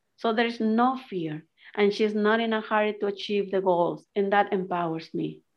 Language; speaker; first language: English; non-native, fluent; Spanish